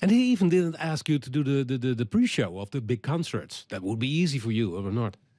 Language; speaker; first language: English; non-native, fluent; Dutch